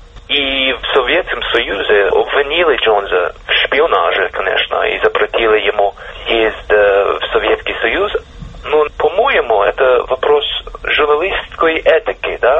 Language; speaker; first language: Russian; non-native, fluent; English